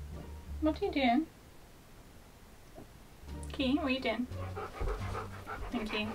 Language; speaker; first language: English; native; English